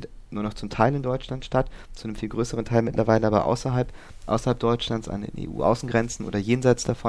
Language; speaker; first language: German; native; German